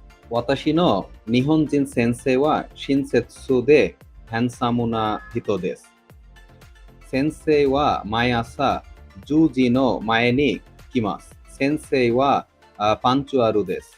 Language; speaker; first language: Japanese; non-native, learner; Bangla